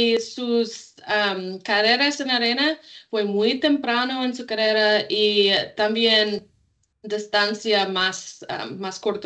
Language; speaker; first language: Spanish; non-native, learner; English